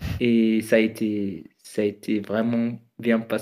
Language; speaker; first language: French; non-native, fluent; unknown